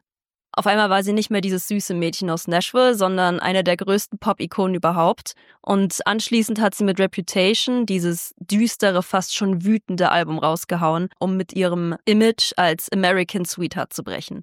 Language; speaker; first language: German; native; German